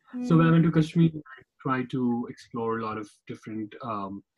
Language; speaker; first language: English; non-native, local second language; Kashmiri